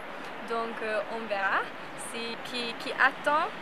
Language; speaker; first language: French; non-native, learner; Hungarian